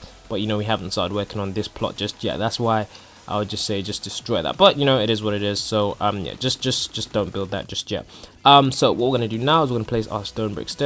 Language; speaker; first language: English; native; English